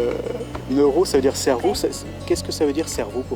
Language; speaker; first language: French; native; French